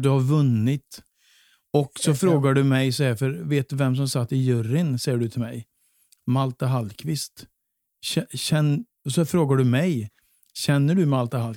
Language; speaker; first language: Swedish; native; Swedish